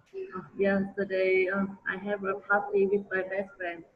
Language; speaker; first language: English; non-native, learner; Vietnamese